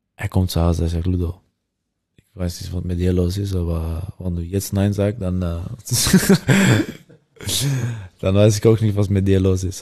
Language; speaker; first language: German; non-native, learner; Dutch